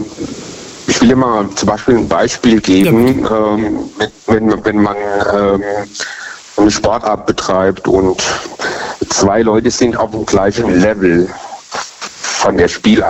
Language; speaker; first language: German; native; German